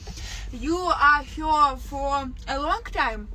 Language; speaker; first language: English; non-native, learner; Russian